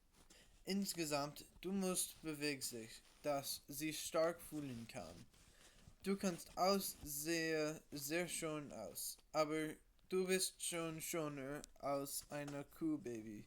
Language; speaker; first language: German; non-native, learner; English